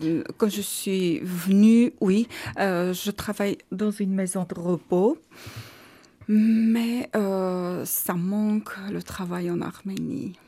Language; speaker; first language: French; non-native, learner; Armenian